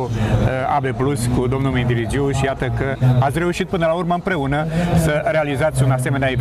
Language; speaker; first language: Romanian; native; Romanian